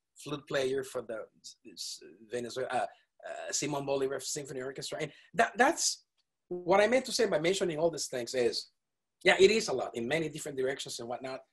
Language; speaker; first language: English; non-native, fluent; Spanish